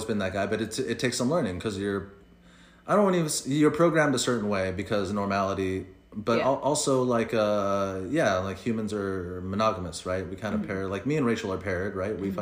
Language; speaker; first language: English; early bilingual, other home language; Spanish